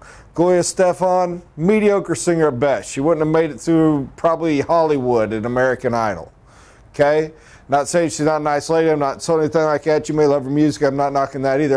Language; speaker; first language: English; native; English